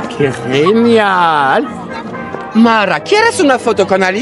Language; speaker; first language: Spanish; non-native, learner; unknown